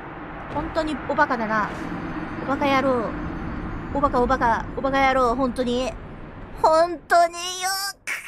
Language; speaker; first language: Japanese; native; Japanese